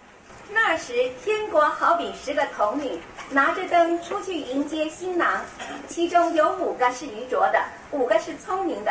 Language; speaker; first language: Chinese; native; Chinese